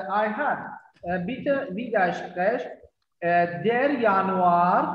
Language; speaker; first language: German; non-native, learner; Turkish